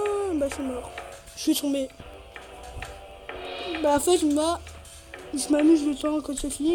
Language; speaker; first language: French; native; French